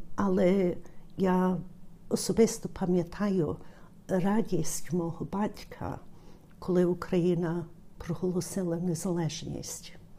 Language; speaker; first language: Ukrainian; early bilingual, heritage; Ukrainian